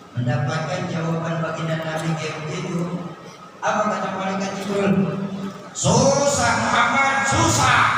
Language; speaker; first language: Indonesian; native; Indonesian